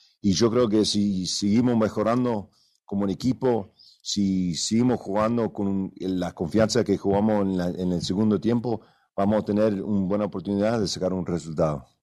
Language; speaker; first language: Spanish; early bilingual, other home language; English